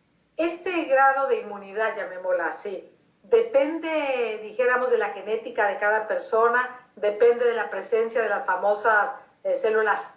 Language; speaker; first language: Spanish; native; Spanish